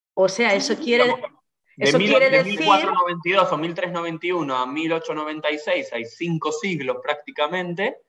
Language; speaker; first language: Spanish; native; Spanish